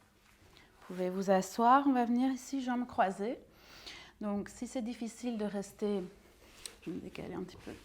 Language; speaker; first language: French; native; French